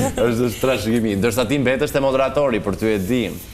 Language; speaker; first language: Albanian; native; Albanian